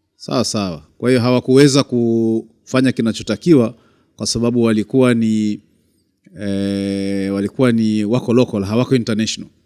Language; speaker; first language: Swahili; native; Swahili